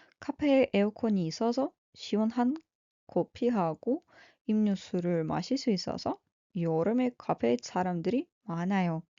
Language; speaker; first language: Korean; non-native, fluent; Russian